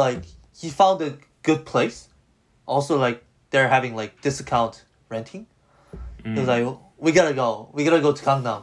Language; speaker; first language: English; non-native, fluent; Korean